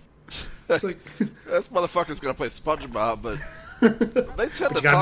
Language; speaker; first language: English; native; English